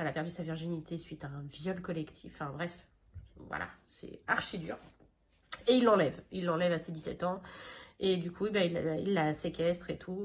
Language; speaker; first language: French; native; French